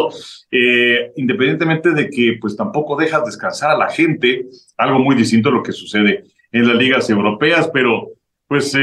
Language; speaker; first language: Spanish; native; Spanish